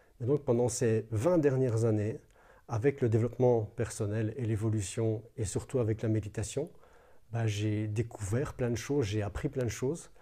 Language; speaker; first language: French; native; French